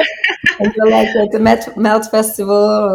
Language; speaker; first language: English; non-native, fluent; German